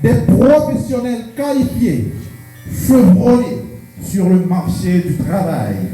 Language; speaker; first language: French; non-native, local second language; Haitian Creole